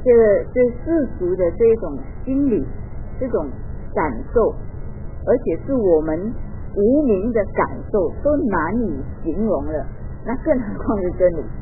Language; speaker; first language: Chinese; native; Chinese